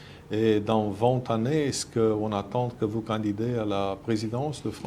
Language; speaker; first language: French; non-native, fluent; Romanian